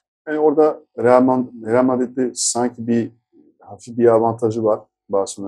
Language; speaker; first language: Turkish; non-native, fluent; French